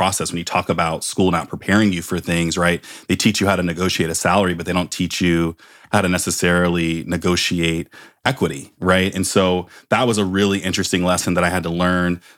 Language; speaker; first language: English; native; English